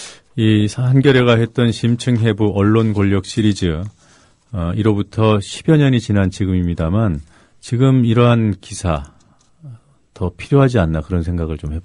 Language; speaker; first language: Korean; native; Korean